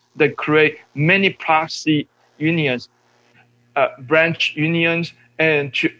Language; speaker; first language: English; non-native, local second language; Cantonese